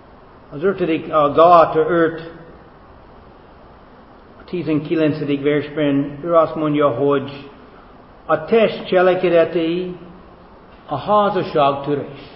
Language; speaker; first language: Hungarian; non-native, fluent; English